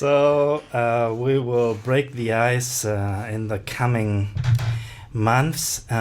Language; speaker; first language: English; non-native, fluent; German